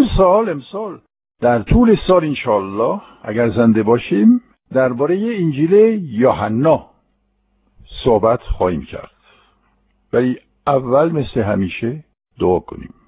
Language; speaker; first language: Persian; non-native, fluent; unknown